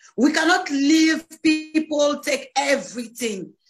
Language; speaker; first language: English; non-native, learner; French